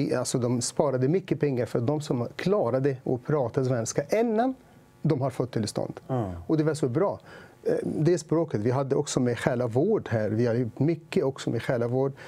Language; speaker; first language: Swedish; non-native, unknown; Arabic